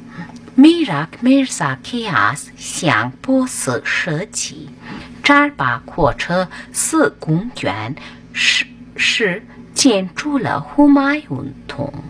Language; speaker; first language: Chinese; non-native, fluent; Hindi